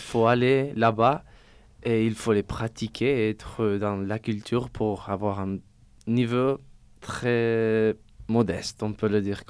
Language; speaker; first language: French; non-native, fluent; Spanish